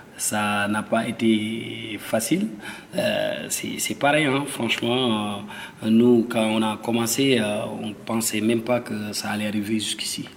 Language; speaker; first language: French; non-native, local second language; Wolof